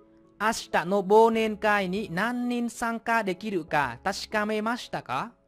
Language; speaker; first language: Japanese; non-native, fluent; Vietnamese